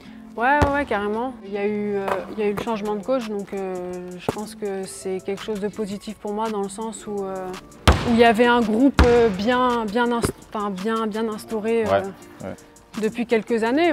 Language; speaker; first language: French; native; French